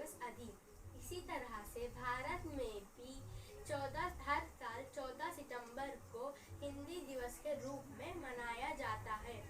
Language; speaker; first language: Hindi; non-native, local second language; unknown